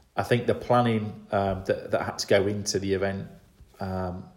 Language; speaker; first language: English; native; English